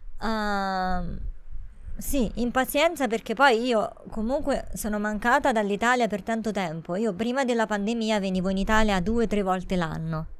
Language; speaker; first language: Italian; native; Italian